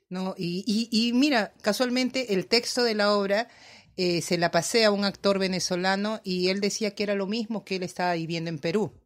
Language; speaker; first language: Spanish; native; Spanish